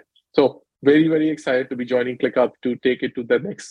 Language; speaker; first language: English; non-native, local second language; Hindi